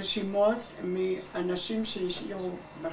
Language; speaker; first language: Hebrew; non-native, fluent; German